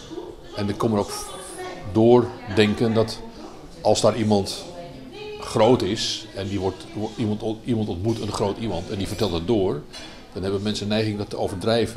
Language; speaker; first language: Dutch; native; Dutch